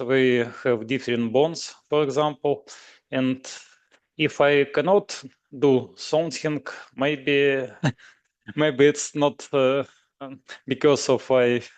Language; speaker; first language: English; non-native, learner; Russian